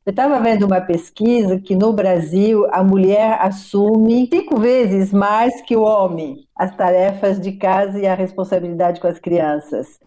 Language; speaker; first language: Portuguese; non-native, fluent; French